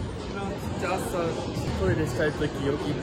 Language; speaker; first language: Korean; non-native, learner; Japanese